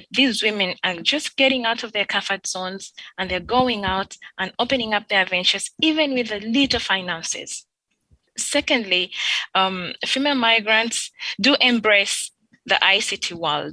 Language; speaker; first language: English; non-native, local second language; Ganda